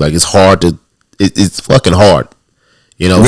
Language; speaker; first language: English; native; English